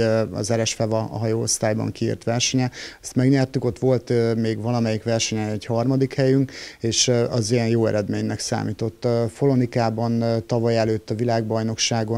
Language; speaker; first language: Hungarian; native; Hungarian